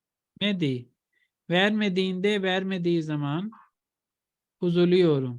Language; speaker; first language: Turkish; non-native, fluent; Urdu